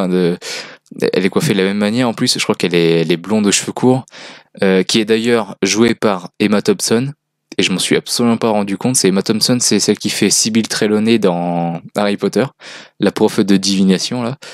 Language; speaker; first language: French; native; French